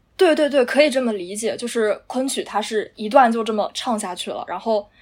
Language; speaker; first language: Chinese; native; Chinese